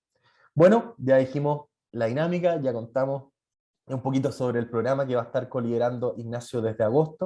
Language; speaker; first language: Spanish; native; Spanish